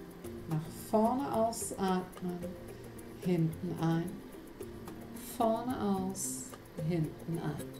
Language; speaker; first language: German; native; German